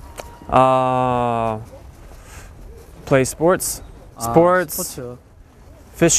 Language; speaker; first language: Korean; non-native, fluent; English